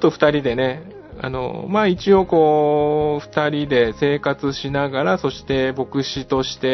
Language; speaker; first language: Japanese; native; Japanese